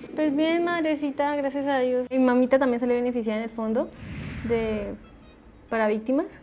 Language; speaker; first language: Spanish; native; Spanish